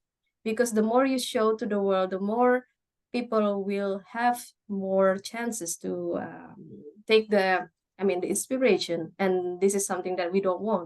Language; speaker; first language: English; non-native, fluent; Indonesian